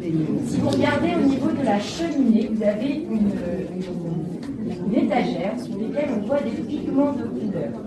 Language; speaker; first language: French; native; French